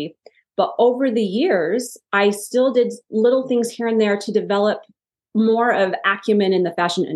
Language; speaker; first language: English; native; English